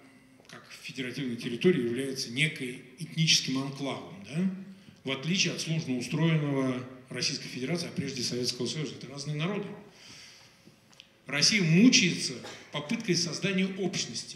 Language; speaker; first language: Russian; native; Russian